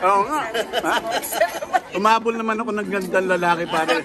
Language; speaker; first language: Filipino; native; Filipino